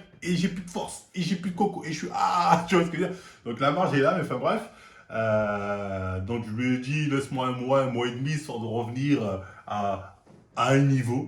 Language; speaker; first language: French; native; French